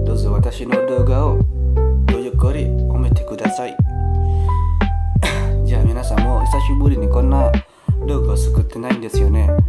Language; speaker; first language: Japanese; non-native, learner; Indonesian